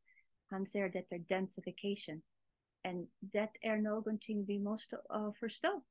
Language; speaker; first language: Swedish; non-native, learner; English